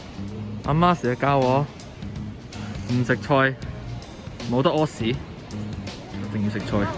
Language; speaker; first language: Cantonese; early bilingual, heritage; Cantonese